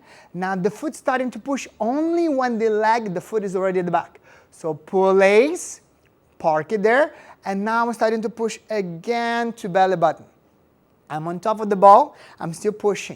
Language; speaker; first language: English; non-native, fluent; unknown